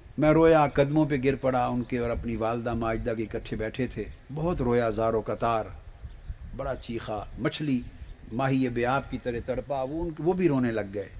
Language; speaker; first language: Urdu; non-native, local second language; Punjabi